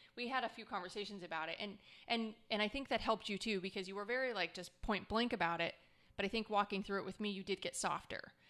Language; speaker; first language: English; native; English